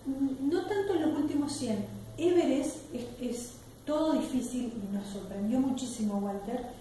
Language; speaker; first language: Spanish; native; Spanish